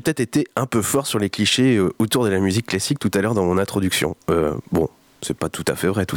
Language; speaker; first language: French; native; French